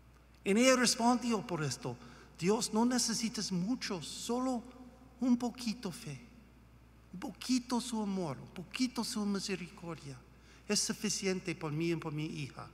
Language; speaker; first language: Spanish; non-native, learner; English